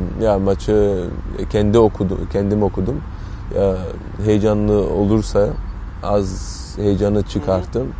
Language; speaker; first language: Turkish; early bilingual, heritage; Turkish